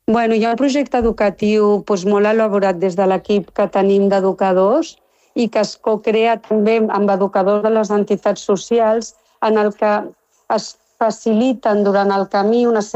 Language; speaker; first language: Catalan; non-native, local second language; Spanish